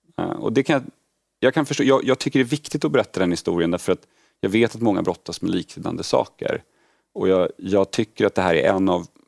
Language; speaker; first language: Swedish; early bilingual, other home language; Polish